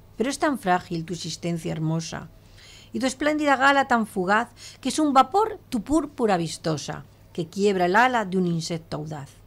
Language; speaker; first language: Spanish; native; Spanish